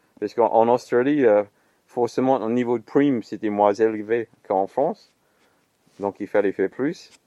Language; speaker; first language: French; non-native, fluent; English